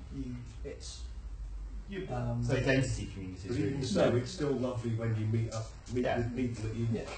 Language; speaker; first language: English; native; English